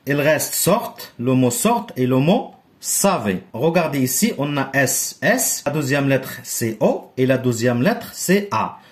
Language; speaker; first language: French; non-native, local second language; Arabic